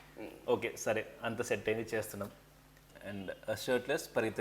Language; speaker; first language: Telugu; native; Telugu